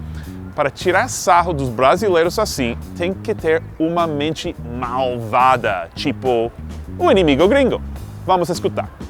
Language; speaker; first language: Portuguese; non-native, fluent; English